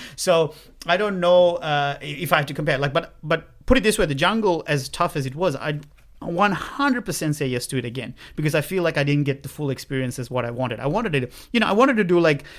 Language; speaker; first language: English; non-native, local second language; Sinhala